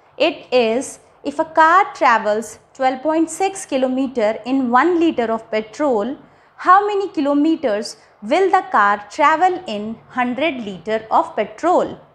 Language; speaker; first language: English; non-native, local second language; Hindi